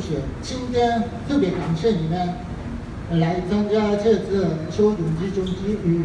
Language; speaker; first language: Chinese; non-native, fluent; Japanese